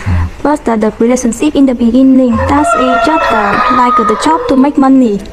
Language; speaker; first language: English; non-native, learner; Vietnamese